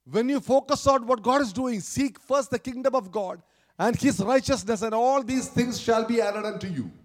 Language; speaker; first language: English; non-native, local second language; Malayalam